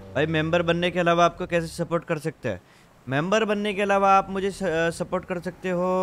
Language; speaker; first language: Hindi; non-native, local second language; Gujarati